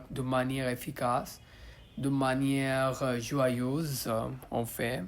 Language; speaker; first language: French; non-native, learner; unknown